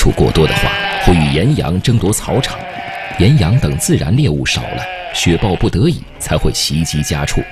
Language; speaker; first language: Chinese; native; Chinese